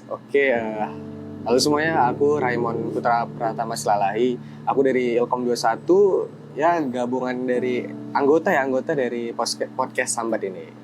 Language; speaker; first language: Indonesian; native; Indonesian